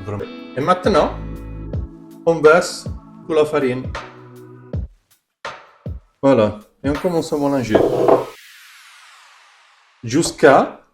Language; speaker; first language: French; non-native, fluent; Italian